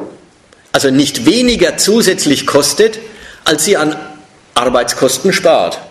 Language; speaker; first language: German; native; German